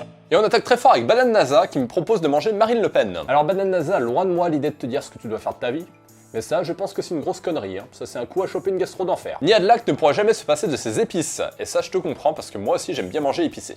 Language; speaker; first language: French; native; French